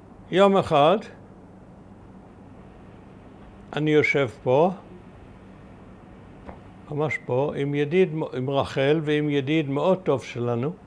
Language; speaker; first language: Hebrew; early bilingual, other home language; German